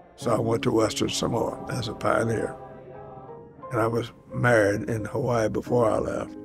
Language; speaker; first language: English; native; English